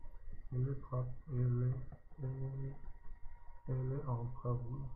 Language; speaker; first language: French; non-native, learner; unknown